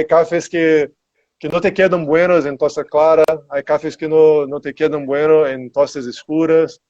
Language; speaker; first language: Spanish; non-native, learner; Portuguese